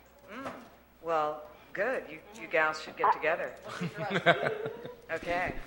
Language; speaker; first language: English; native; English